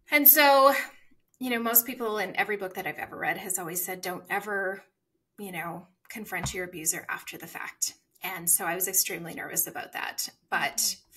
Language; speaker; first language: English; native; English